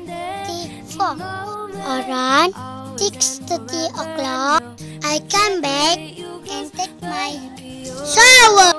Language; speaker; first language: English; non-native, learner; Malay